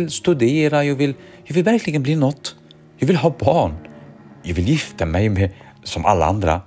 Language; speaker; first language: Swedish; early bilingual, other home language; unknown